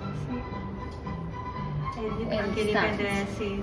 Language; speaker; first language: Italian; non-native, learner; Japanese